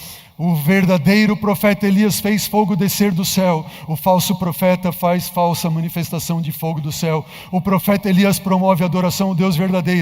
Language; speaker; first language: Portuguese; native; Portuguese